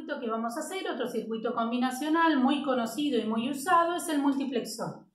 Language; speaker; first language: Spanish; native; Spanish